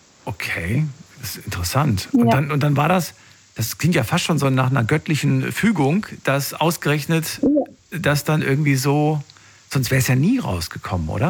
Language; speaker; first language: German; native; German